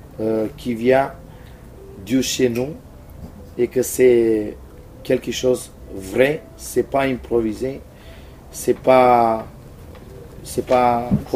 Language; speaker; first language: French; non-native, fluent; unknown